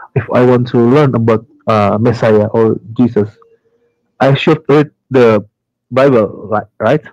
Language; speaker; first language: English; non-native, learner; Indonesian